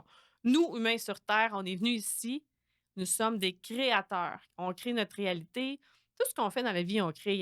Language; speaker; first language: French; native; French